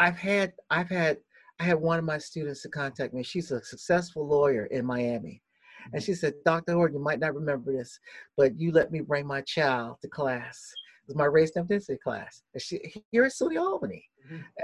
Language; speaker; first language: English; native; English